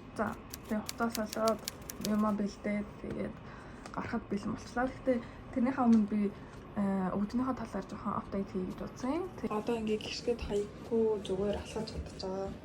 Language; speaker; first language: Mongolian; early bilingual, heritage; Mongolian